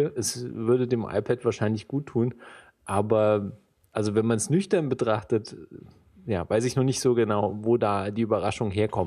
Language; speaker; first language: German; native; German